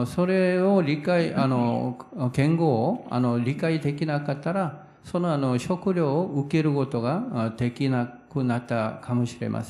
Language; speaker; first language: Japanese; non-native, fluent; Korean